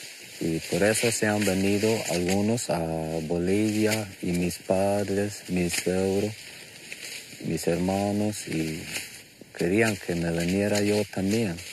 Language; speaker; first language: Spanish; non-native, local second language; Plautdietsch